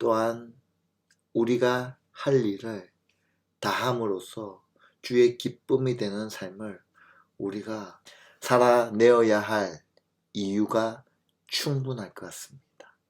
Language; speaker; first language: Korean; native; Korean